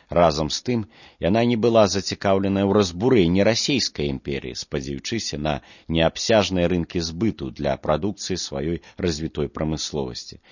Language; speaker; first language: Belarusian; non-native, local second language; Russian